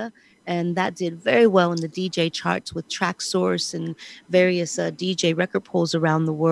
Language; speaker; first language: English; native; English